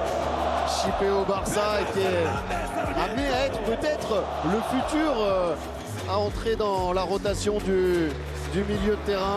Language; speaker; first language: French; native; French